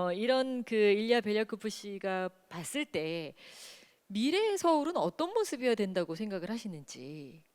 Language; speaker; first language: Korean; native; Korean